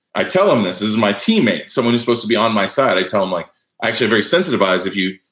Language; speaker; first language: English; native; English